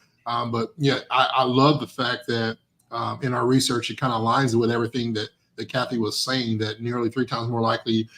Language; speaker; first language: English; native; English